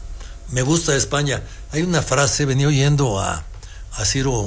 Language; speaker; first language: Spanish; native; Spanish